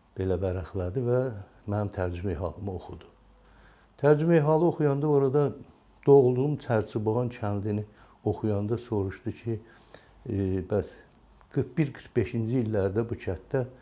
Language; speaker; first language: Azerbaijani; native; Azerbaijani